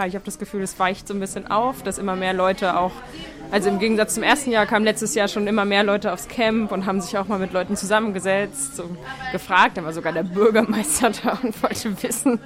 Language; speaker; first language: German; native; German